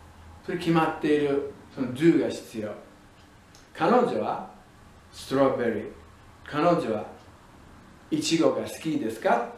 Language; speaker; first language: Japanese; non-native, fluent; English